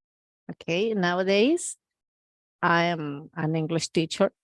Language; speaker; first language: English; non-native, learner; Spanish